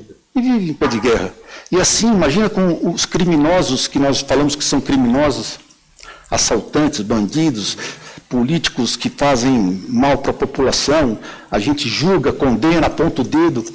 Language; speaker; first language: Portuguese; native; Portuguese